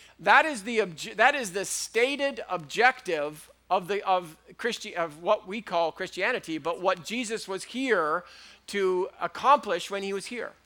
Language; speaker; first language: English; native; English